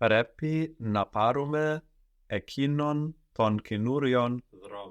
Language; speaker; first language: Greek; non-native, learner; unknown